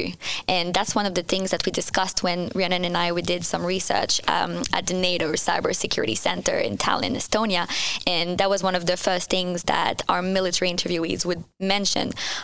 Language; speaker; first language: English; non-native, fluent; French